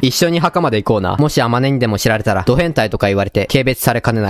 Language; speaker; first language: Japanese; native; Japanese